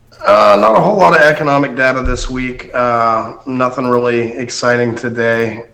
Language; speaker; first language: English; native; English